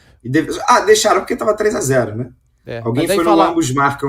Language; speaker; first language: Portuguese; native; Portuguese